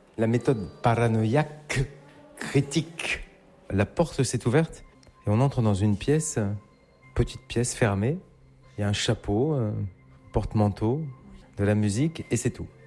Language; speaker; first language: French; native; French